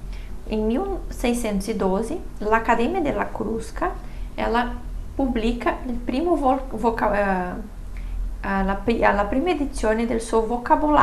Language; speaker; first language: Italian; non-native, fluent; Portuguese